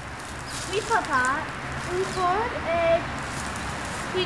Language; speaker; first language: French; non-native, learner; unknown